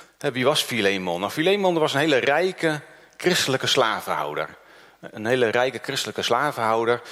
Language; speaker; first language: Dutch; early bilingual, other home language; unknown